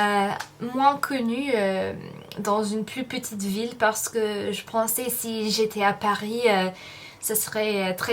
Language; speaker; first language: French; non-native, fluent; English